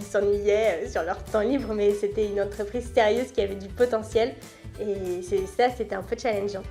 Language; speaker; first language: French; native; French